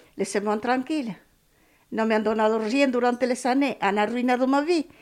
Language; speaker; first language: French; non-native, learner; Spanish